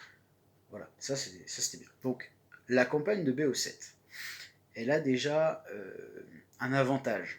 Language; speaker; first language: French; native; French